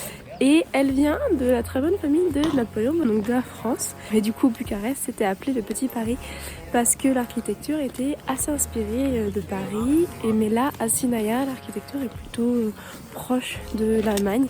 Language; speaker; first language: French; native; French